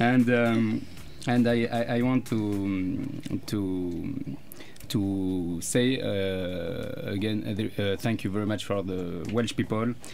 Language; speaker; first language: English; non-native, learner; French